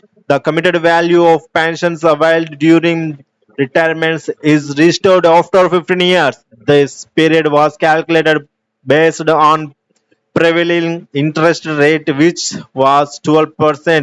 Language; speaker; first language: English; non-native, local second language; Telugu